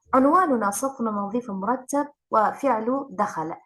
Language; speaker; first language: Arabic; non-native, fluent; Turkish